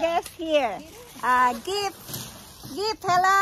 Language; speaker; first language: English; non-native, local second language; Filipino